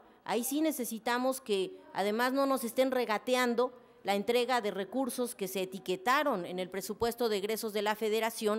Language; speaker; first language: Spanish; native; Spanish